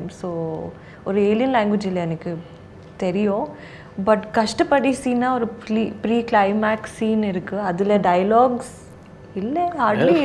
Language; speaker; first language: Tamil; non-native, learner; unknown